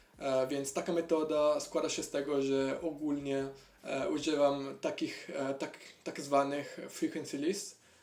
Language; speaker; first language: Polish; non-native, learner; Italian